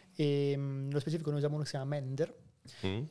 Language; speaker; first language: Italian; native; Italian